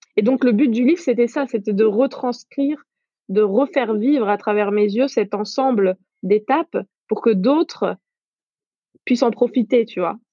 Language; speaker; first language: French; non-native, local second language; Arabic